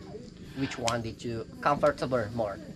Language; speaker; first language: English; non-native, learner; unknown